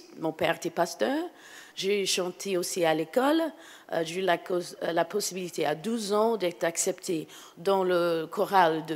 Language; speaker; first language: French; non-native, fluent; English